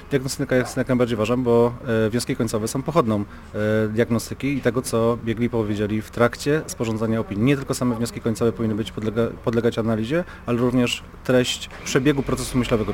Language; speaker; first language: Polish; native; Polish